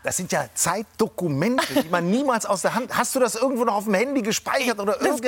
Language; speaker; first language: German; native; German